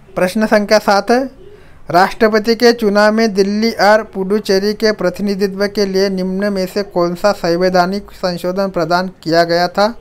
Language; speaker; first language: Hindi; non-native, local second language; Marathi